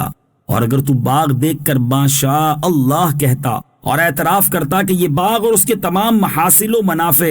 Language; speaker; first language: Urdu; native; Urdu